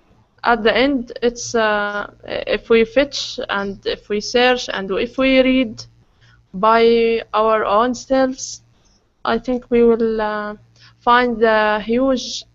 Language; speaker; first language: English; non-native, learner; Arabic